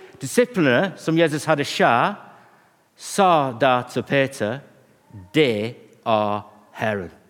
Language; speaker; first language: Norwegian; non-native, fluent; English